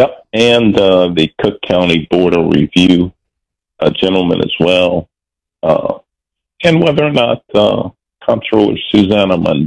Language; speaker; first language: English; native; English